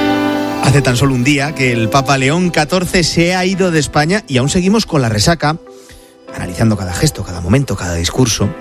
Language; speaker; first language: Spanish; native; Spanish